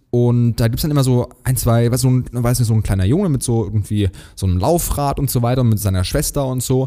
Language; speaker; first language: German; native; German